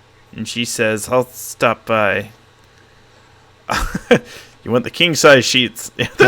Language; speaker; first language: English; native; English